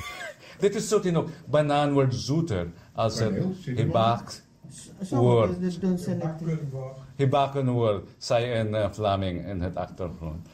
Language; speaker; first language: Dutch; non-native, learner; Filipino